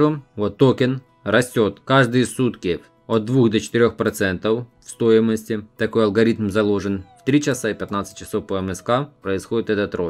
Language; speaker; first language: Russian; native; Russian